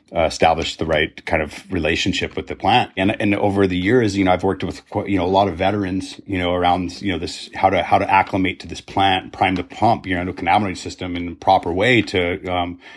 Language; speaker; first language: English; native; English